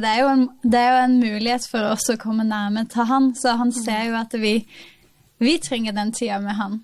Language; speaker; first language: Norwegian; native; Norwegian